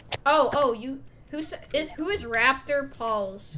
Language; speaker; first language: English; native; English